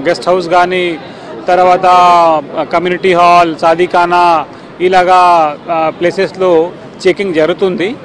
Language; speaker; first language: Telugu; non-native, local second language; Urdu